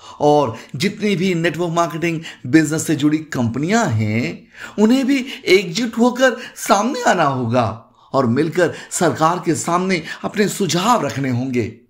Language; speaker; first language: Hindi; native; Hindi